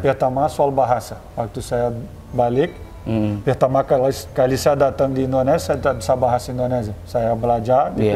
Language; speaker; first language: Indonesian; non-native, fluent; Portuguese